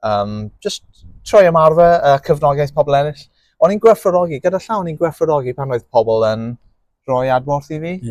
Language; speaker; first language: Welsh; non-native, local second language; English